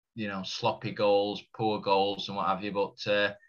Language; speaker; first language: English; native; English